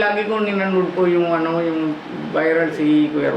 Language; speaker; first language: Filipino; non-native, learner; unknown